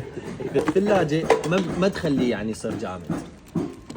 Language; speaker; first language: Arabic; native; Arabic